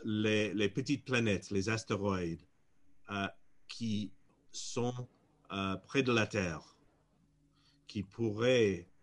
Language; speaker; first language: French; non-native, fluent; English